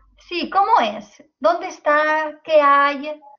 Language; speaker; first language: Spanish; native; Spanish